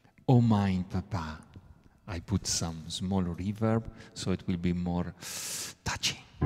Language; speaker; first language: English; non-native, fluent; Italian